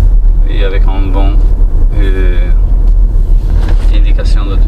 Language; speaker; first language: French; non-native, learner; Spanish